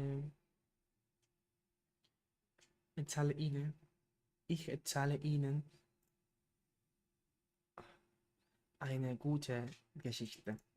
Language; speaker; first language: German; non-native, learner; Spanish